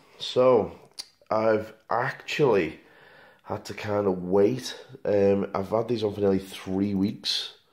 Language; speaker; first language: English; native; English